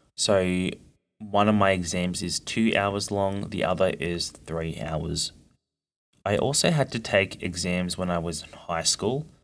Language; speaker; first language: English; native; English